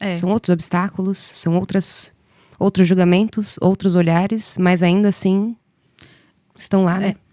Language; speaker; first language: Portuguese; native; Portuguese